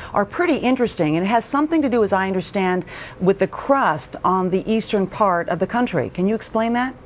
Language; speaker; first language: English; native; English